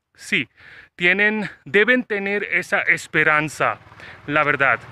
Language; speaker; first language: Spanish; non-native, fluent; Hindi